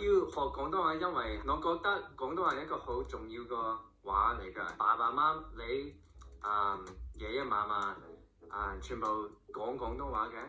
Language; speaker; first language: Cantonese; early bilingual, heritage; English